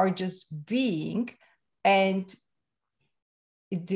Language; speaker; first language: English; non-native, fluent; Slovak